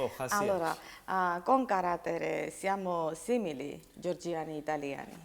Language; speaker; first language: Italian; non-native, learner; Georgian